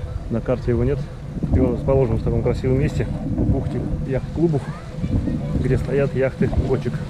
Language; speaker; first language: Russian; native; Russian